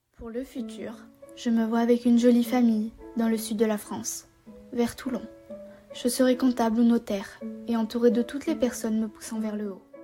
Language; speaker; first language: French; native; French